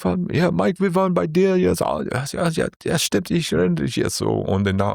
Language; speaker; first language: German; non-native, learner; English